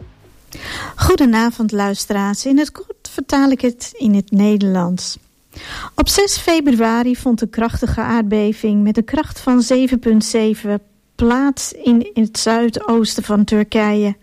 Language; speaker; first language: Dutch; non-native, fluent; Ukrainian